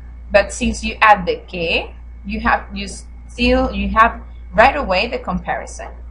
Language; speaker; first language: English; non-native, fluent; Spanish